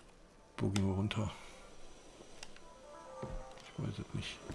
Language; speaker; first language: German; native; German